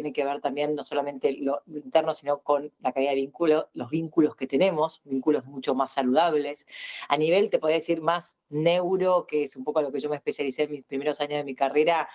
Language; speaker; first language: Spanish; native; Spanish